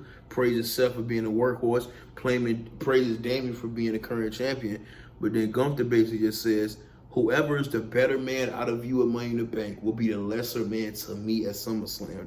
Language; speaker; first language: English; native; English